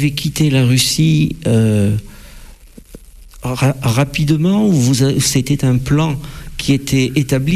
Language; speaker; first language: French; native; French